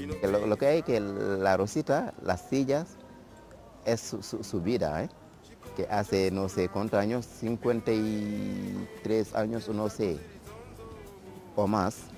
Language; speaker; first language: Spanish; non-native, learner; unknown